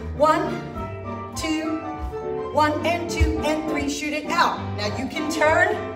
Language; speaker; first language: English; native; English